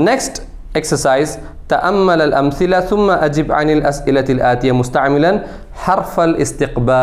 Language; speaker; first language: Arabic; non-native, fluent; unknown